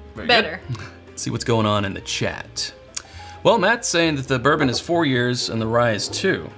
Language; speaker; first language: English; native; English